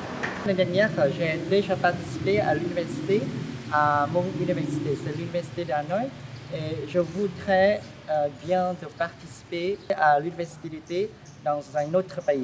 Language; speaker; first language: French; non-native, learner; Vietnamese